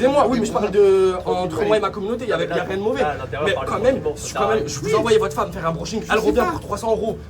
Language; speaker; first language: French; native; French